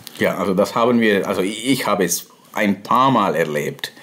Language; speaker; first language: German; non-native, fluent; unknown